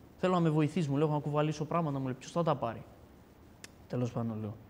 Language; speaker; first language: Greek; early bilingual, other home language; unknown